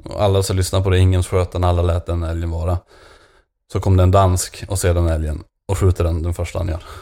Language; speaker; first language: Swedish; native; Swedish